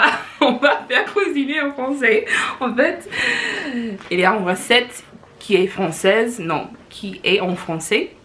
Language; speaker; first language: French; non-native, learner; English